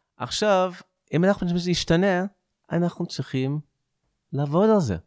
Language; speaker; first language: Hebrew; non-native, fluent; English